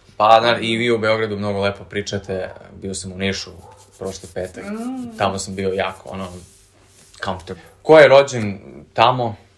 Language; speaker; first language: Serbian; early bilingual, heritage; Serbian